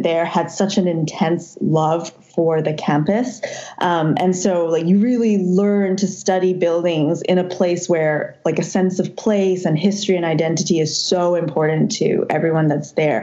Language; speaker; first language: English; non-native, local second language; Cantonese